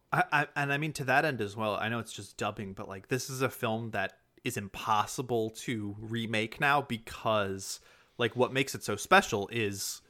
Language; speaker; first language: English; early bilingual, other home language; German